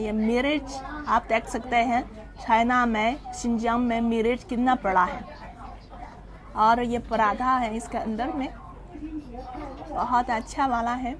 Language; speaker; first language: Hindi; non-native, fluent; Chinese